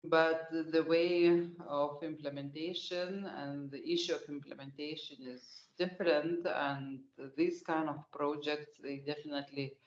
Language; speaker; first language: English; non-native, fluent; Lithuanian